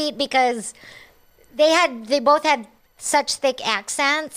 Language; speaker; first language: English; non-native, local second language; Cebuano